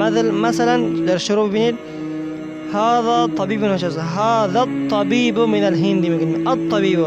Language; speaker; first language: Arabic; non-native, fluent; Persian